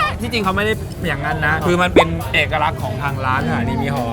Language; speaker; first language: Thai; native; Thai